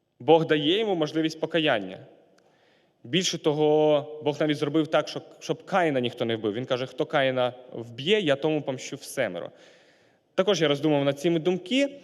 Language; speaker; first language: Ukrainian; non-native, local second language; Russian